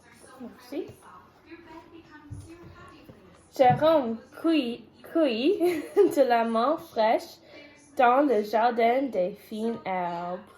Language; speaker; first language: French; non-native, learner; English